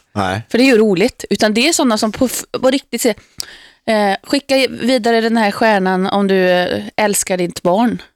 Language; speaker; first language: Swedish; native; Swedish